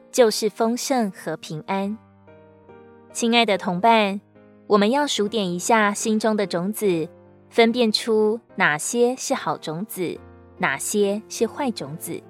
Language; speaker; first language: Chinese; native; Chinese